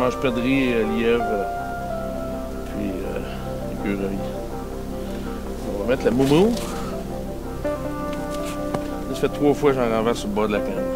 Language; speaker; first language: French; native; French